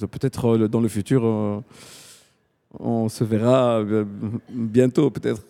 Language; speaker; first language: French; non-native, local second language; Arabic